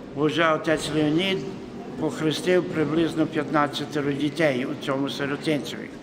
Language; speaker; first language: Ukrainian; early bilingual, heritage; Ukrainian